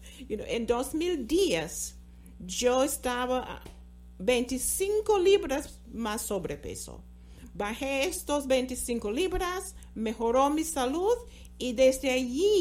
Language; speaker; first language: Spanish; non-native, fluent; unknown